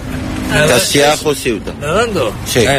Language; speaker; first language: Spanish; non-native, learner; Arabic